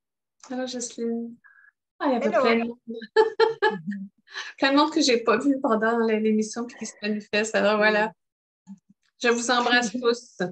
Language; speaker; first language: French; native; French